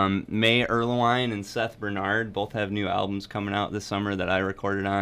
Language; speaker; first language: English; native; English